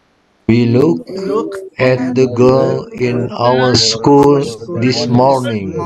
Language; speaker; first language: English; non-native, learner; Indonesian